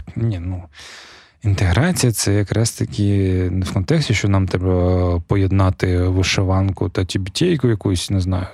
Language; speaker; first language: Ukrainian; non-native, local second language; Russian